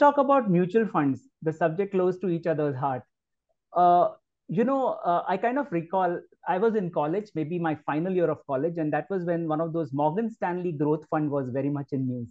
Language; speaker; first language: English; non-native, local second language; Marathi